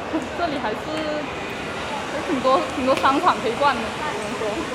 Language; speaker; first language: Chinese; native; Chinese